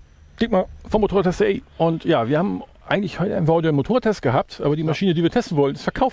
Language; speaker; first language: German; native; German